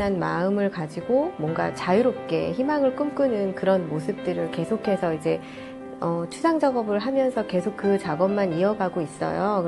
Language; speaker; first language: Korean; native; Korean